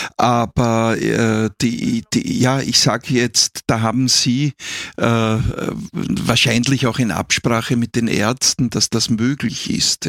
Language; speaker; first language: German; native; German